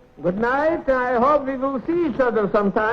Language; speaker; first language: English; non-native, fluent; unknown